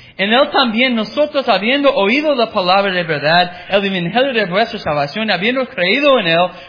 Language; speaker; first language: Spanish; non-native, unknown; English